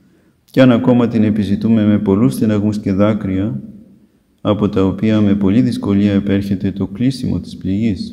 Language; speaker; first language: Greek; native; Greek